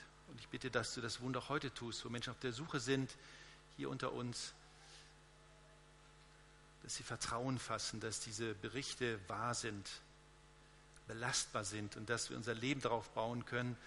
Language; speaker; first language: German; native; German